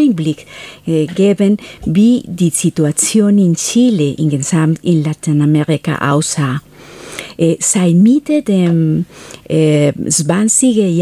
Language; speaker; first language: German; non-native, fluent; Spanish